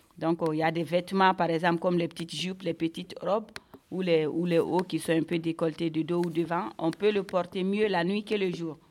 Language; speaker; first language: French; non-native, local second language; Bambara